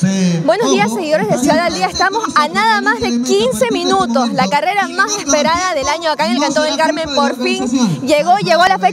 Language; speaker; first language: Spanish; native; Spanish